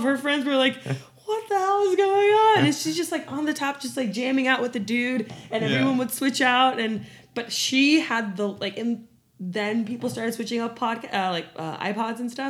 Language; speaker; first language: English; non-native, fluent; Spanish